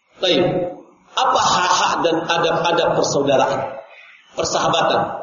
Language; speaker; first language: Indonesian; non-native, local second language; Minangkabau